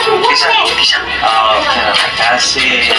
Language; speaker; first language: Indonesian; non-native, learner; English